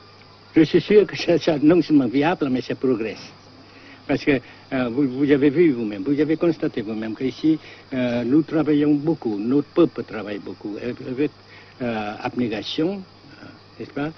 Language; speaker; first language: French; non-native, fluent; Vietnamese